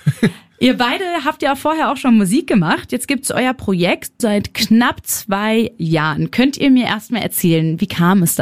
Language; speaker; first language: German; native; German